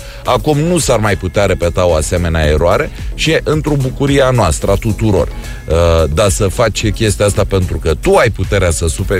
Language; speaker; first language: Romanian; native; Romanian